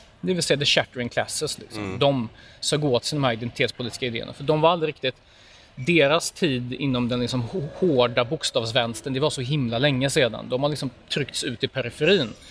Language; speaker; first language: Swedish; early bilingual, other home language; Polish